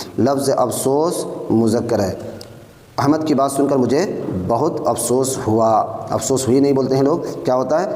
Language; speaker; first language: Urdu; native; Urdu